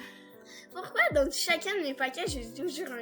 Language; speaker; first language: French; native; French